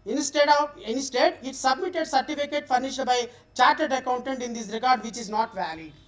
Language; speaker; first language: English; non-native, local second language; Telugu